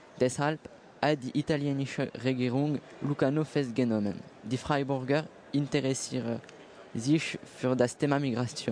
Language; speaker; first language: German; non-native, learner; French